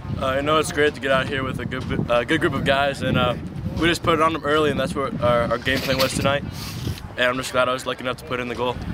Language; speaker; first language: English; native; English